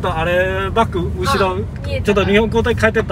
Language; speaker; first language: Japanese; non-native, fluent; Chinese